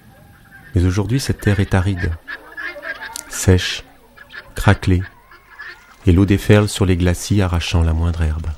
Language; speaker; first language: French; native; French